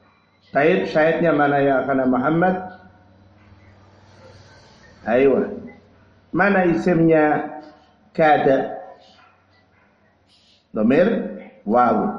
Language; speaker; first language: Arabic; non-native, fluent; Indonesian